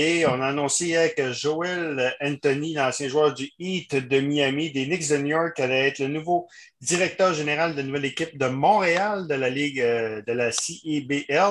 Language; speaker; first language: French; native; French